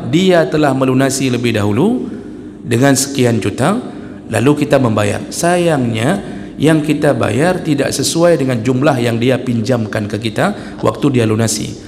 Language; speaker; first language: Malay; non-native, local second language; Achinese